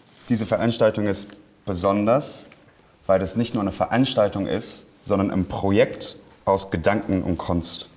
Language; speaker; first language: German; non-native, fluent; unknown